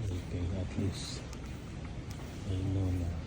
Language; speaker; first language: English; non-native, local second language; Filipino